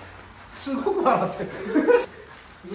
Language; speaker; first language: Japanese; native; Japanese